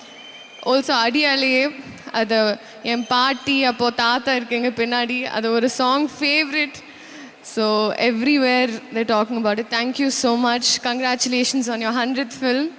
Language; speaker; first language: Tamil; non-native, learner; Telugu